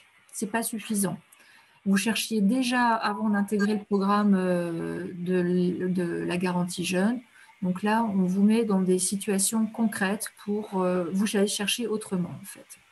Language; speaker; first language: French; native; French